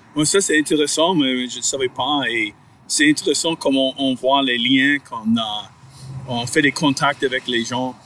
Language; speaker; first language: French; non-native, fluent; English